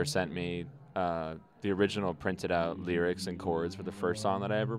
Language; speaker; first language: English; native; English